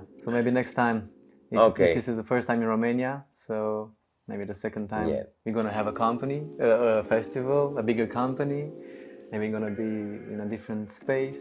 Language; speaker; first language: English; non-native, fluent; Romanian